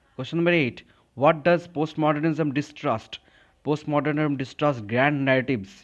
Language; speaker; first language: English; non-native, local second language; Bangla